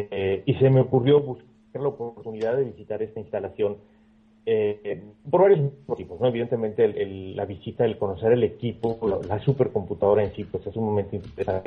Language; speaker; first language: Spanish; native; Spanish